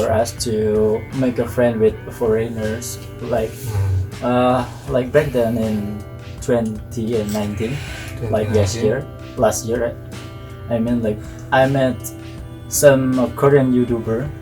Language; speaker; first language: English; non-native, learner; Indonesian